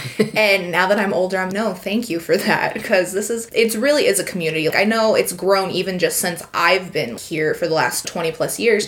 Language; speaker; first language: English; native; English